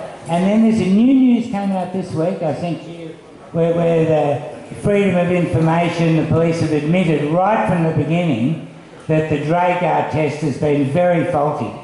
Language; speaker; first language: English; native; English